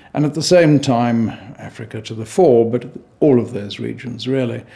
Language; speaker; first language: English; native; English